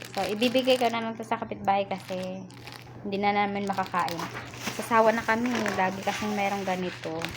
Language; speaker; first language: Filipino; non-native, local second language; Cebuano